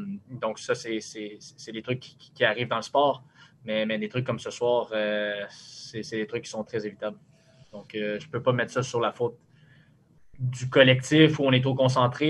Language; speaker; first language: French; native; French